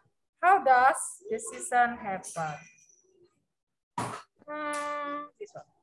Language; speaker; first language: English; non-native, learner; Indonesian